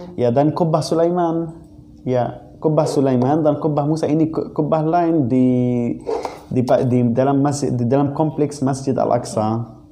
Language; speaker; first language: Indonesian; non-native, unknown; Arabic